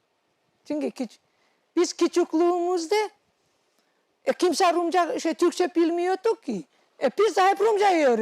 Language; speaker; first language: Turkish; non-native, local second language; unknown